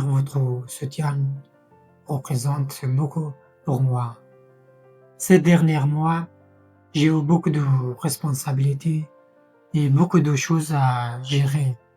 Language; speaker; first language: French; non-native, fluent; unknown